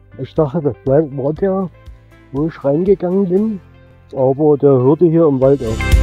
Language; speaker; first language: German; native; German